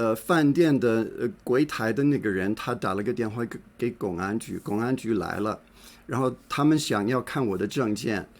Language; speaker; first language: Chinese; non-native, fluent; English